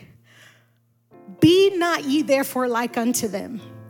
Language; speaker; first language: English; native; English